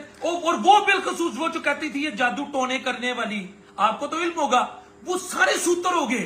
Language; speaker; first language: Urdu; non-native, local second language; Punjabi